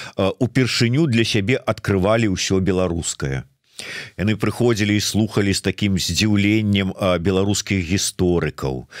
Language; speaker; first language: Belarusian; non-native, local second language; Russian